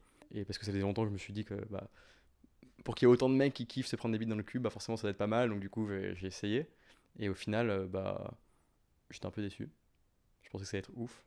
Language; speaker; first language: French; native; French